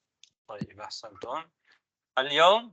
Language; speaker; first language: Arabic; non-native, fluent; Tamil